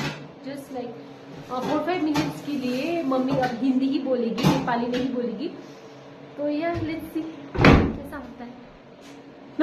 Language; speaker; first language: Hindi; non-native, local second language; Nepali